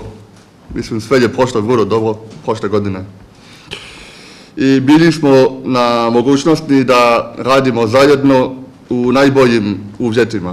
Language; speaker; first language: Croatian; non-native, fluent; French